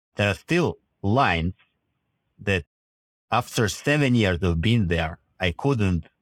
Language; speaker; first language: English; non-native, fluent; Russian